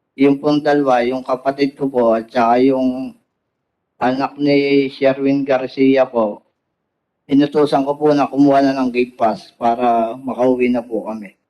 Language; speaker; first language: Filipino; native; Filipino